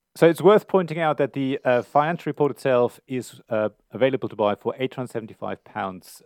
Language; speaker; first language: English; non-native, fluent; German